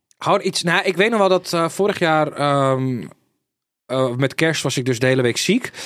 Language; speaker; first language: Dutch; early bilingual, other home language; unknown